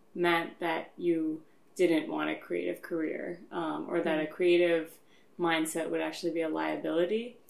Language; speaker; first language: English; native; English